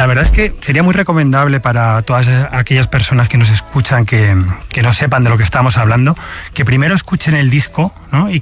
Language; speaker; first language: Spanish; native; Spanish